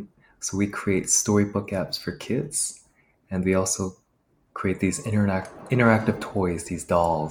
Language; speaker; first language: English; native; English